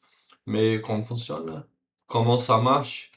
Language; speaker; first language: French; non-native, learner; Portuguese